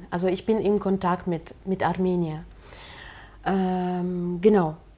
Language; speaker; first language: German; non-native, fluent; Russian